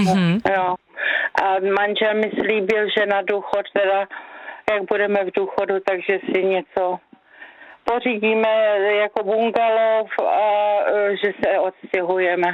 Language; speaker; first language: Czech; native; Czech